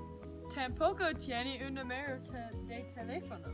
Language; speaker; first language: Spanish; non-native, learner; English